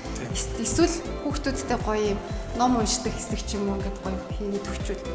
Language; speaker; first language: Mongolian; native; Mongolian